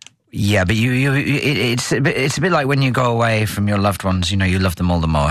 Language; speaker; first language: English; native; English